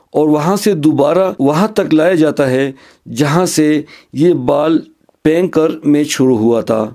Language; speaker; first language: Urdu; non-native, local second language; Khowar